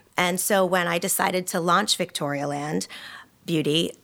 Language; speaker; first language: English; native; English